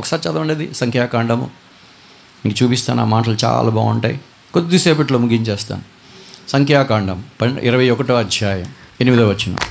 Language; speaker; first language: Telugu; native; Telugu